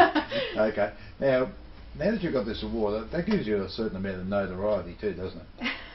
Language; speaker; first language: English; native; English